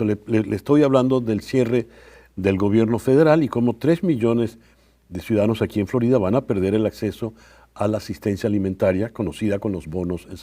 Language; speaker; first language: Spanish; native; Spanish